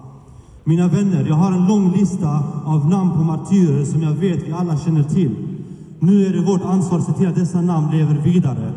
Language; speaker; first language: Swedish; early bilingual, other home language; Kurdish